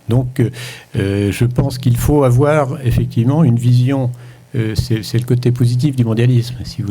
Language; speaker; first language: French; native; French